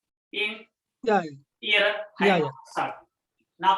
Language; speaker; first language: German; non-native, fluent; Hindi